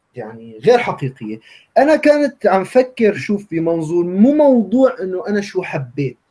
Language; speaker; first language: Arabic; native; Arabic